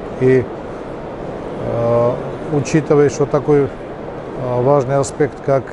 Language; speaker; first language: Russian; native; Russian